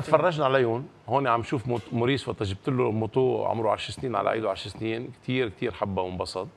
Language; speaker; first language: Arabic; native; Arabic